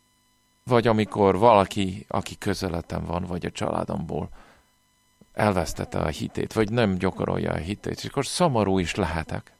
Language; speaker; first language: Hungarian; non-native, fluent; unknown